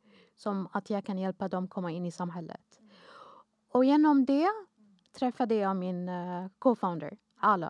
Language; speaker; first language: Swedish; non-native, fluent; Arabic